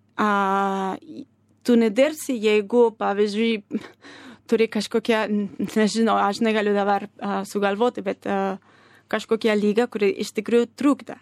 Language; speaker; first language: Lithuanian; non-native, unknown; Spanish